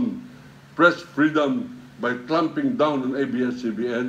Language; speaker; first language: English; non-native, local second language; Filipino